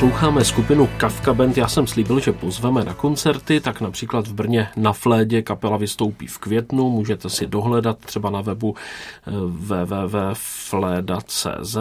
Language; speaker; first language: Czech; native; Czech